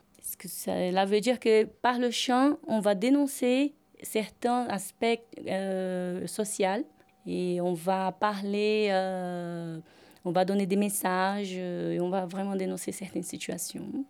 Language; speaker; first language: French; non-native, fluent; Portuguese